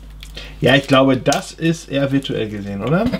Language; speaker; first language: German; native; German